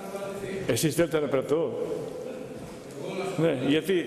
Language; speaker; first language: Greek; non-native, fluent; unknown